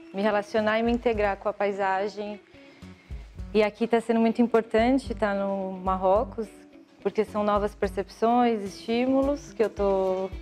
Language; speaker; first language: Portuguese; native; Portuguese